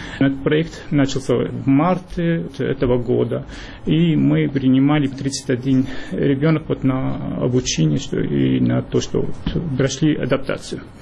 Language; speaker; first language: Russian; non-native, fluent; Arabic